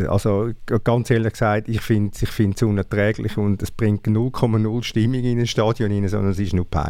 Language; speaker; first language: German; native; German